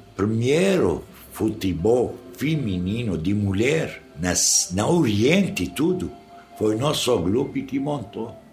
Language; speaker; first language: Portuguese; non-native, learner; Arabic